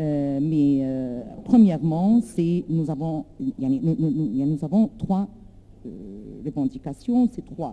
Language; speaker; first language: French; non-native, learner; Arabic